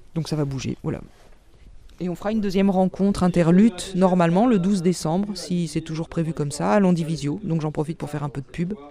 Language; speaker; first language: French; native; French